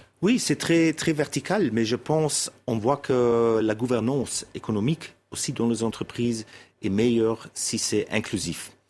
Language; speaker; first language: French; non-native, fluent; German